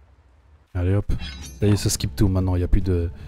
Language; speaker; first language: French; native; French